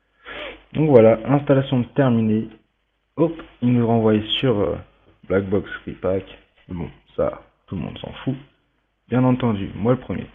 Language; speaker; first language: French; native; French